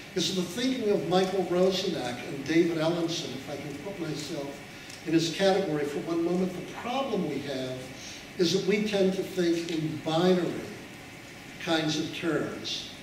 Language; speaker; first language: English; native; English